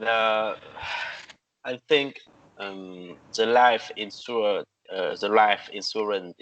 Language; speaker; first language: English; non-native, learner; Vietnamese